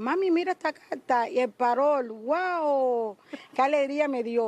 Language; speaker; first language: Spanish; native; Spanish